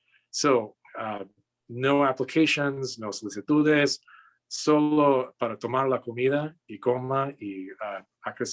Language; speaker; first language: Spanish; non-native, learner; English